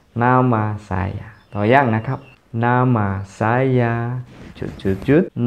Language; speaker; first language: Thai; non-native, fluent; Indonesian